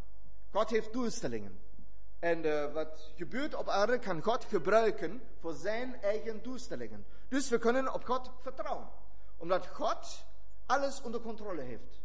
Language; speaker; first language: Dutch; non-native, fluent; German